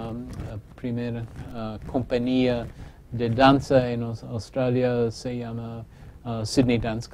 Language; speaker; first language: Spanish; non-native, fluent; English